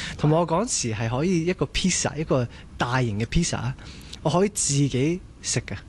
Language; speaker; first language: Cantonese; early bilingual, heritage; Cantonese